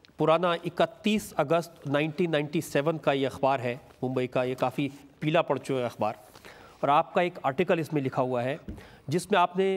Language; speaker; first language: Hindi; native; Hindi